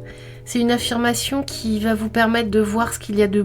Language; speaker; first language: French; native; French